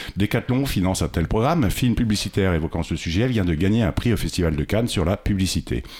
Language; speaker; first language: French; native; French